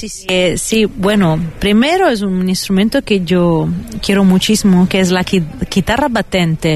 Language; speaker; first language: Spanish; non-native, fluent; Italian